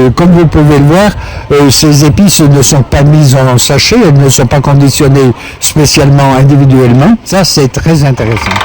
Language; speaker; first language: French; native; French